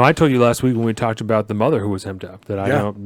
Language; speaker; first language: English; native; English